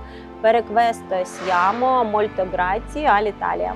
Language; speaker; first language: Italian; non-native, learner; Ukrainian